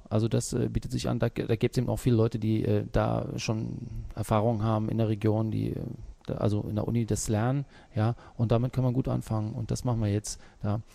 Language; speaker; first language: German; native; German